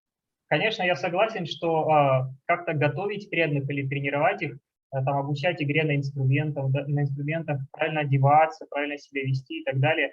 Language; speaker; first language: Russian; native; Russian